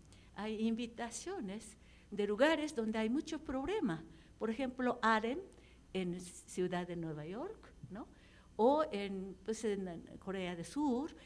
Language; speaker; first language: Spanish; non-native, fluent; Japanese